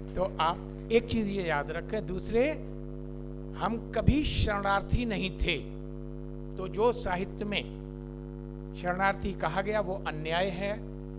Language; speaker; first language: Hindi; non-native, local second language; Punjabi